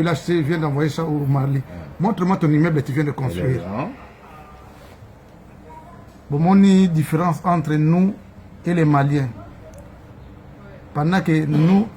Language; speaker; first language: French; non-native, local second language; Lingala